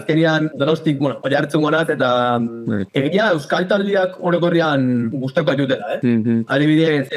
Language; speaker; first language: Basque; native; Basque